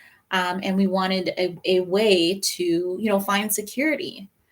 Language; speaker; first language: English; native; English